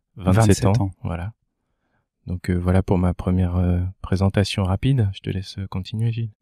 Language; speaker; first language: French; native; French